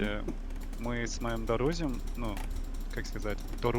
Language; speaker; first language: Russian; non-native, learner; English